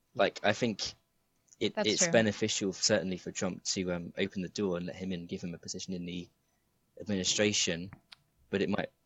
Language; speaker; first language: English; native; English